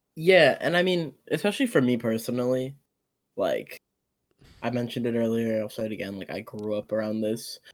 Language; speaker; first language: English; early bilingual, other home language; Amharic